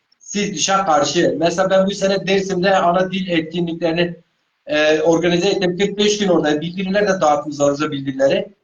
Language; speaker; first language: Turkish; non-native, local second language; Zaza